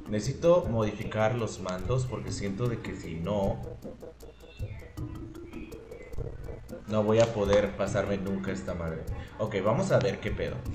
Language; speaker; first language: Spanish; native; Spanish